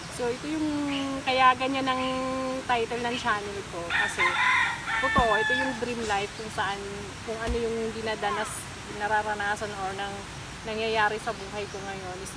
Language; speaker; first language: Filipino; non-native, local second language; Waray